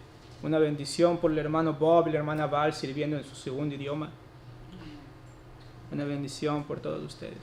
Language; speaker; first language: Spanish; native; Spanish